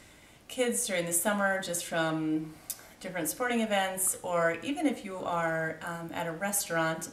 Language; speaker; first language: English; native; English